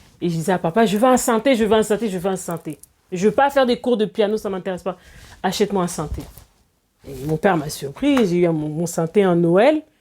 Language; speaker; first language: French; early bilingual, other home language; Lingala